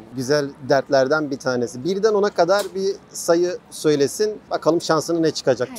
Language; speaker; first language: Turkish; native; Turkish